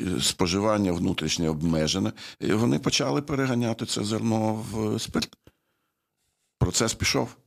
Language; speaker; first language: Ukrainian; native; Ukrainian